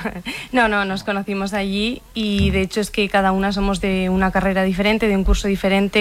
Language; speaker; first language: Spanish; native; Spanish